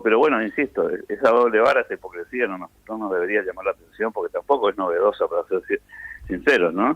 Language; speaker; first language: Spanish; native; Spanish